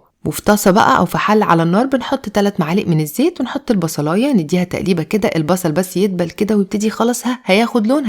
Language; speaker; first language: Arabic; native; Arabic